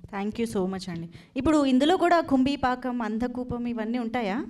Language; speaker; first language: Telugu; native; Telugu